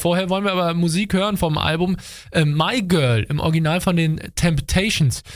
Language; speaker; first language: German; native; German